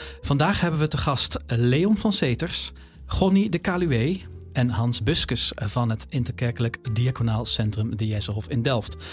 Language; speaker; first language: Dutch; native; Dutch